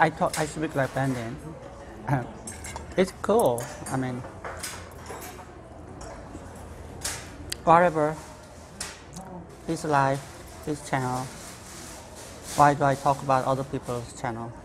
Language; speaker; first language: English; non-native, fluent; Korean